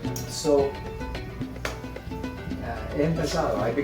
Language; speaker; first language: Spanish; non-native, learner; English